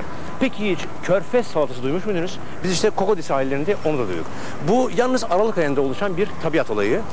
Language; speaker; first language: Turkish; native; Turkish